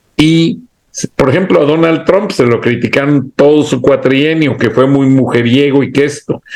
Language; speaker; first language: Spanish; native; Spanish